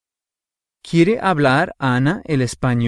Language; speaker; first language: Spanish; non-native, fluent; English